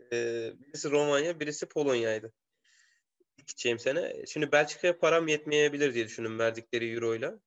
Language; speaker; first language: Turkish; native; Turkish